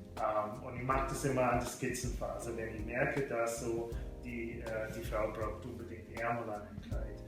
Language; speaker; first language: German; non-native, fluent; English